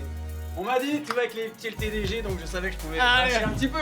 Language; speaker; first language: French; native; French